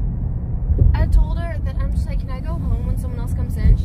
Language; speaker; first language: English; native; English